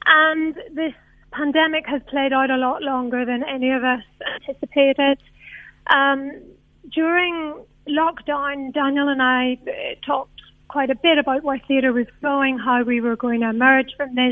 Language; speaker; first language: English; native; English